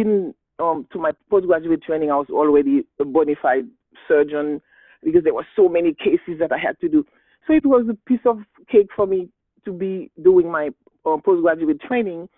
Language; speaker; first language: English; non-native, fluent; Haitian Creole